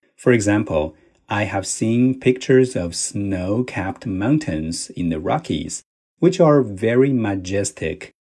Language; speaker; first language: English; non-native, fluent; Chinese